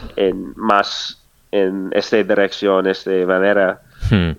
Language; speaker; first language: Spanish; non-native, fluent; English